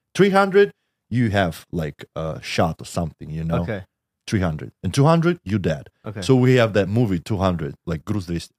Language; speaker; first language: English; non-native, learner; Russian